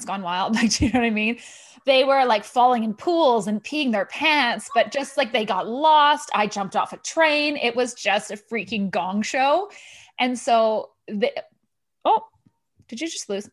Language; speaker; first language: English; native; English